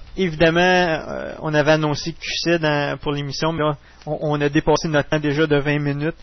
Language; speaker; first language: French; native; French